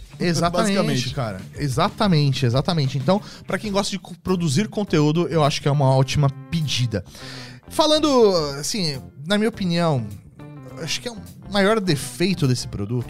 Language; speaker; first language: Portuguese; native; Portuguese